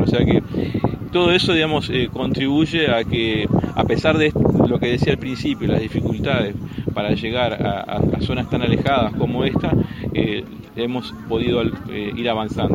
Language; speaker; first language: Spanish; native; Spanish